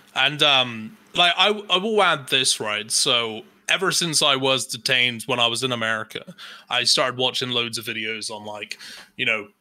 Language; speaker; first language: English; native; English